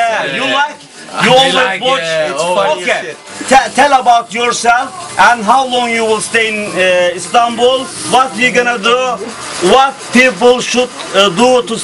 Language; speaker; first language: English; non-native, learner; Turkish